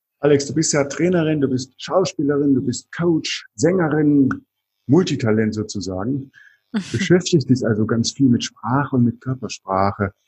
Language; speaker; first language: German; native; German